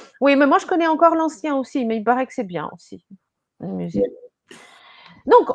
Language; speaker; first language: French; non-native, fluent; Portuguese